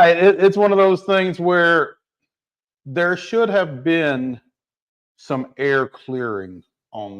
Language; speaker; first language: English; native; English